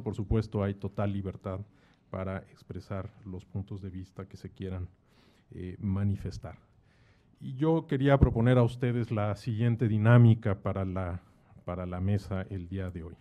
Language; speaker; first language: Spanish; native; Spanish